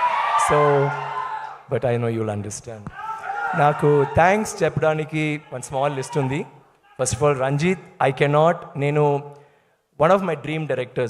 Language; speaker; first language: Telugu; non-native, learner; Tamil